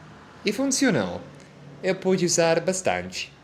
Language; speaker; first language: Portuguese; non-native, fluent; Spanish